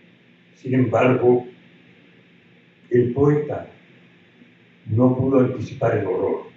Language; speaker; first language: Spanish; native; Spanish